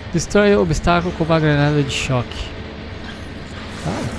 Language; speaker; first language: Portuguese; native; Portuguese